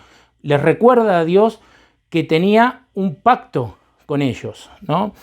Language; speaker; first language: Spanish; native; Spanish